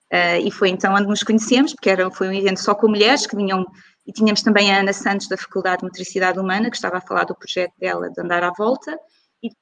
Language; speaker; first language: Portuguese; native; Portuguese